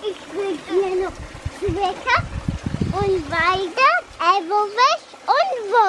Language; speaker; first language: German; native; German